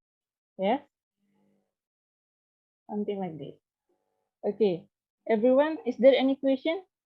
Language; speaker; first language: English; non-native, learner; Indonesian